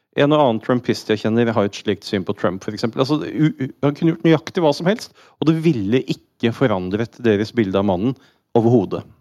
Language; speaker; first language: Norwegian; native; Norwegian